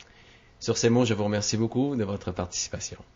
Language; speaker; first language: French; native; French